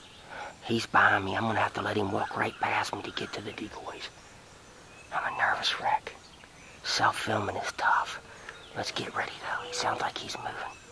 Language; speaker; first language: English; native; English